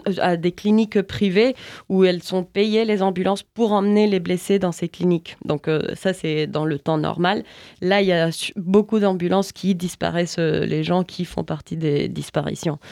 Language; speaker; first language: French; non-native, learner; Spanish